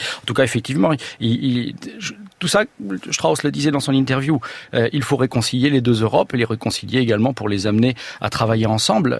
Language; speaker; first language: French; native; French